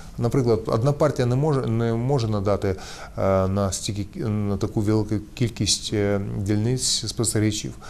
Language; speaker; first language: Ukrainian; non-native, local second language; Russian